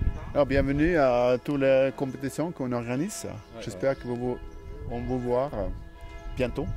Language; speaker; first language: French; non-native, learner; Swedish